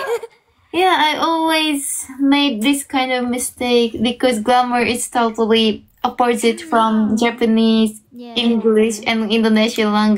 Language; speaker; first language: English; non-native, fluent; Japanese